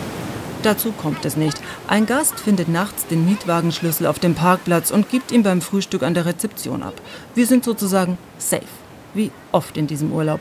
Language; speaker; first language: German; native; German